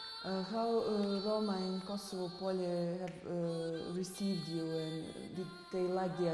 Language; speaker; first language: English; non-native, fluent; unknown